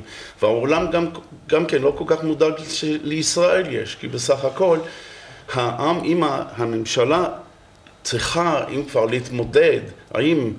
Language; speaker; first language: Hebrew; non-native, fluent; English